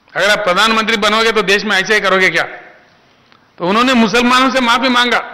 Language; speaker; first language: Hindi; non-native, local second language; Telugu